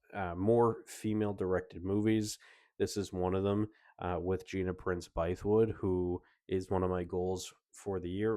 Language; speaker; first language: English; native; English